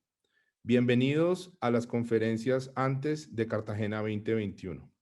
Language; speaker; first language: Spanish; native; Spanish